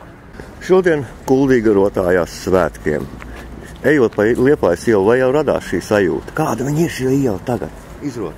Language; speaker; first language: Latvian; native; Latvian